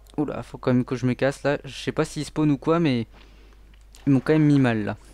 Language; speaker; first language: French; native; French